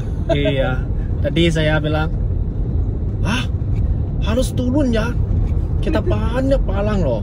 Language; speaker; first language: Indonesian; non-native, fluent; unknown